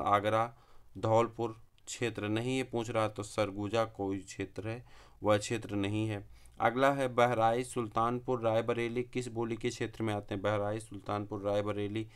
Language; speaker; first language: Hindi; native; Hindi